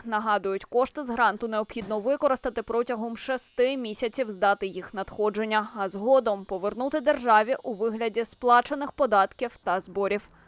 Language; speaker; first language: Ukrainian; native; Ukrainian